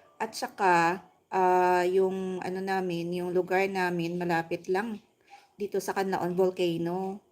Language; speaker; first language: Filipino; non-native, local second language; Hiligaynon